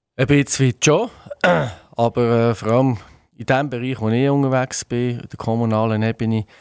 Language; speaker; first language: German; native; German